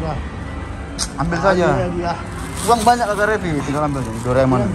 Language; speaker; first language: Indonesian; native; Indonesian